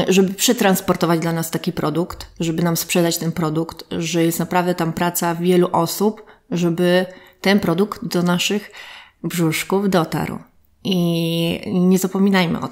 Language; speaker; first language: Polish; native; Polish